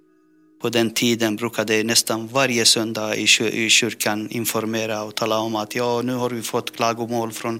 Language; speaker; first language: Swedish; non-native, fluent; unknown